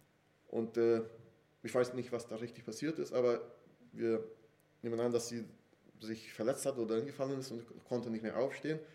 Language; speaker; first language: German; non-native, fluent; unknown